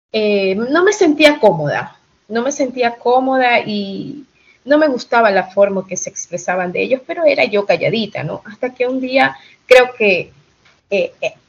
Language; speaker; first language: Spanish; early bilingual, heritage; Spanish